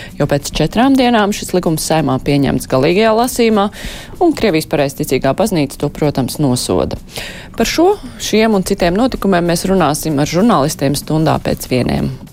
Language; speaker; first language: Latvian; native; Latvian